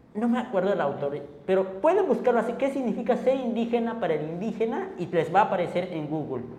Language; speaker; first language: Spanish; non-native, local second language; Tzotzil